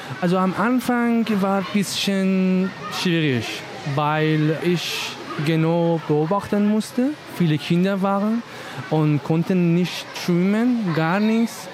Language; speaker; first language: German; non-native, learner; Persian